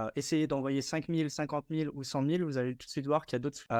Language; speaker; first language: French; native; French